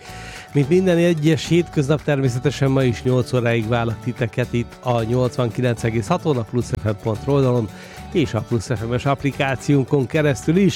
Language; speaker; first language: Hungarian; native; Hungarian